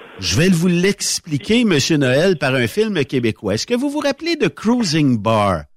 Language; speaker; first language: French; native; French